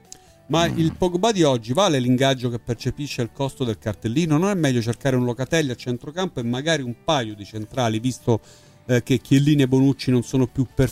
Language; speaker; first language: Italian; native; Italian